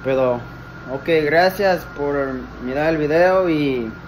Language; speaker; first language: Spanish; early bilingual, heritage; Spanish